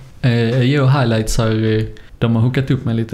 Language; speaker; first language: Swedish; native; Swedish